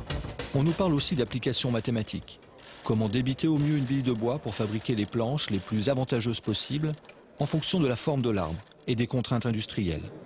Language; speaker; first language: French; native; French